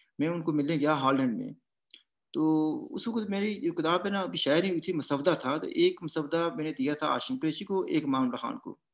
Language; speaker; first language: Urdu; non-native, local second language; Pahari-Potwari